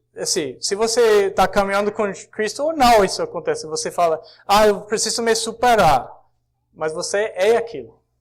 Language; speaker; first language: Portuguese; non-native, fluent; English